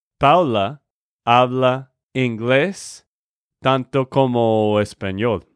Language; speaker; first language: Spanish; non-native, learner; English